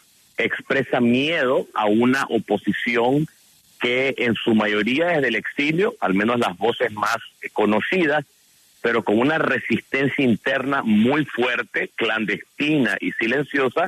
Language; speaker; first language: Spanish; native; Spanish